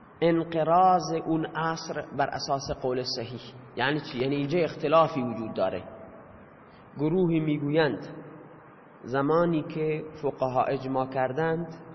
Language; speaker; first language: Persian; non-native, local second language; Baluchi